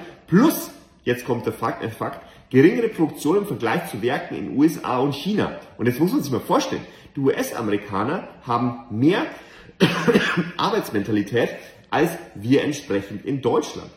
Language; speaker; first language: German; native; German